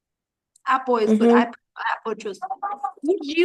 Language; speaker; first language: English; non-native, fluent; Vietnamese